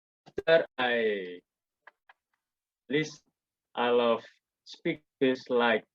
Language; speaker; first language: English; non-native, learner; Indonesian